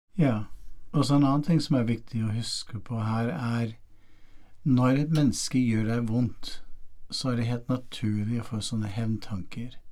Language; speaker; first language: Norwegian; non-native, fluent; English